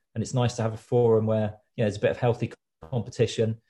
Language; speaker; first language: English; native; English